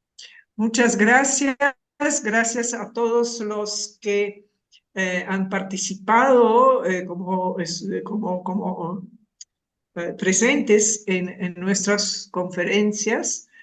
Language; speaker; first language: Spanish; non-native, fluent; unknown